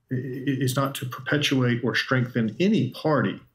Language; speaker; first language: English; native; English